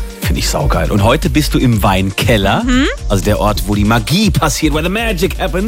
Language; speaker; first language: German; native; German